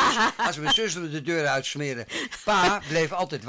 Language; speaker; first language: Dutch; native; Dutch